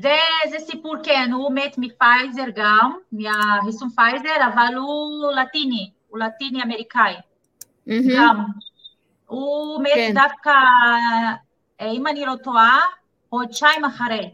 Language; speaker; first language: Hebrew; non-native, fluent; Portuguese